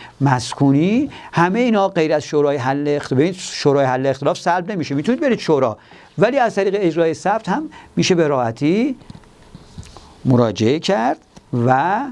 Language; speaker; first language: Persian; native; Persian